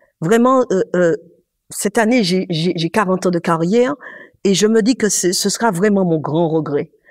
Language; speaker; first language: French; native; French